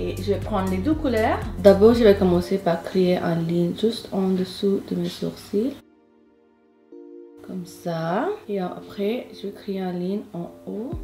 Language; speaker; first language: French; non-native, fluent; Hindi